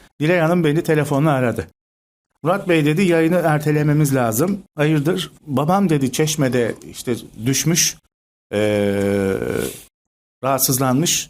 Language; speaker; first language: Turkish; native; Turkish